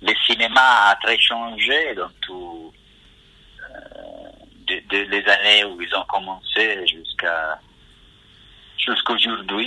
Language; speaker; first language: French; non-native, fluent; Italian